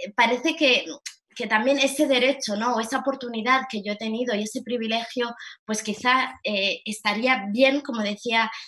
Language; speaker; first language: Spanish; early bilingual, heritage; Arabic